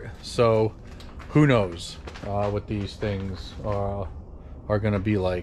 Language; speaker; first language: English; native; English